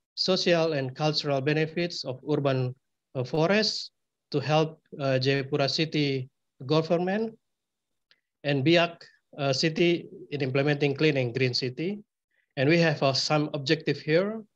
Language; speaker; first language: English; non-native, fluent; Indonesian